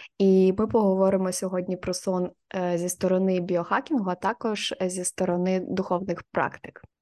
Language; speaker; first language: Ukrainian; non-native, local second language; Russian